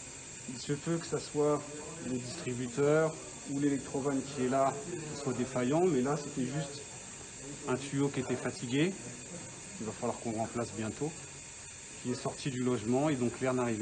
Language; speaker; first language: French; native; French